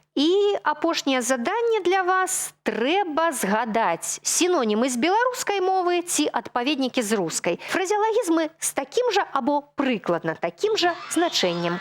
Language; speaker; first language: Belarusian; native; Belarusian